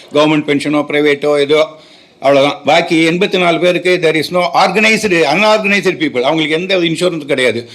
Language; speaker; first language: Tamil; native; Tamil